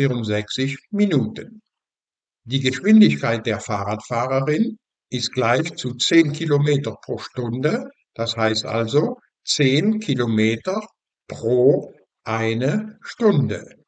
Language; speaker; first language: German; non-native, fluent; Dutch